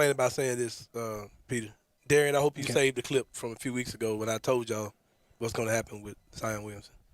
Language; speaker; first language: English; native; English